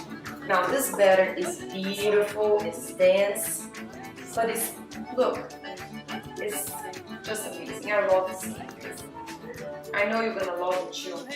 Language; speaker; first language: English; non-native, fluent; Portuguese